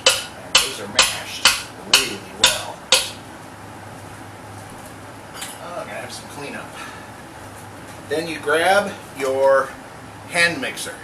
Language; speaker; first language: English; native; English